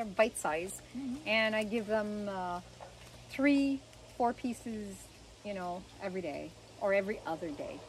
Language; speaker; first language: English; early bilingual, other home language; French